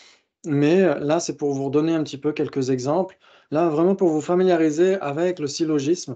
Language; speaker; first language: French; native; French